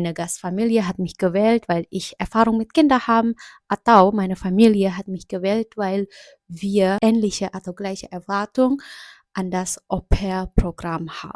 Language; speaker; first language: German; non-native, learner; Indonesian